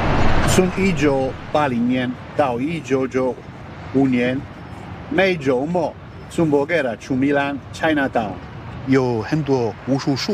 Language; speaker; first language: Chinese; non-native, learner; Italian